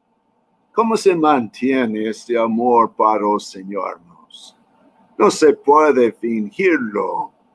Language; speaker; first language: Spanish; non-native, fluent; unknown